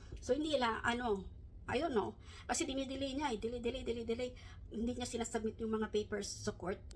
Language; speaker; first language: Filipino; non-native, local second language; Hiligaynon